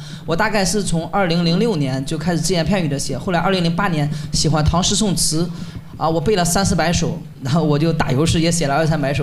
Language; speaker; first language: Chinese; native; Chinese